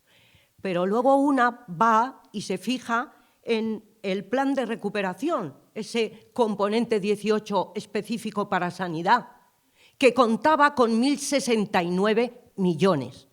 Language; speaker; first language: Spanish; native; Spanish